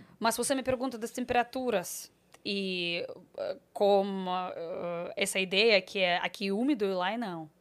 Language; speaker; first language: Portuguese; non-native, fluent; Russian